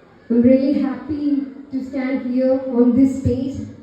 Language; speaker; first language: English; non-native, local second language; Malayalam